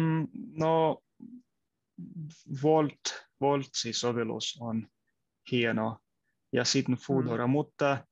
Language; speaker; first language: Finnish; non-native, learner; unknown